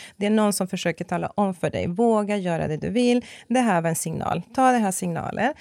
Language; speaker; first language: Swedish; early bilingual, other home language; Spanish